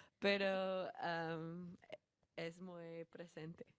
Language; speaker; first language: Spanish; non-native, fluent; English